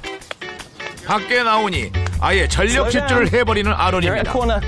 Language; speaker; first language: Korean; native; Korean